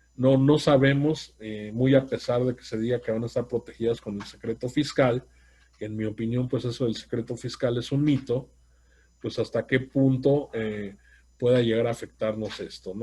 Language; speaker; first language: Spanish; native; Spanish